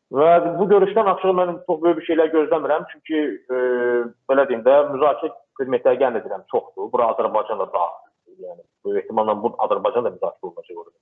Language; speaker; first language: Azerbaijani; non-native, local second language; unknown